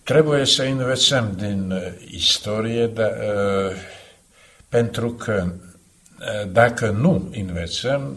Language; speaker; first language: Romanian; non-native, fluent; Slovak